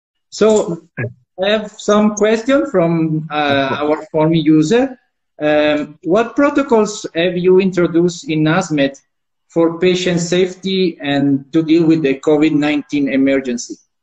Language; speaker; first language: English; non-native, fluent; Italian